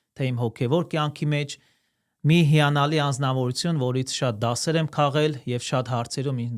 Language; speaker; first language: Armenian; early bilingual, heritage; Armenian